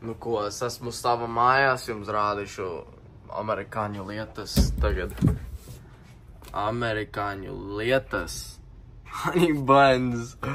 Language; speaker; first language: Latvian; early bilingual, heritage; Latvian